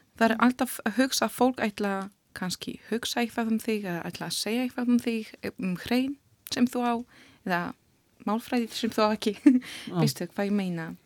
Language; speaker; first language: Icelandic; non-native, learner; Polish